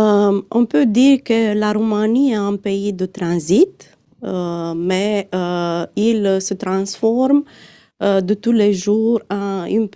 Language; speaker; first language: French; non-native, fluent; Romanian